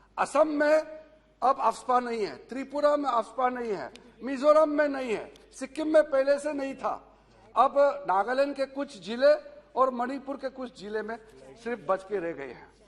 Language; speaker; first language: Hindi; non-native, local second language; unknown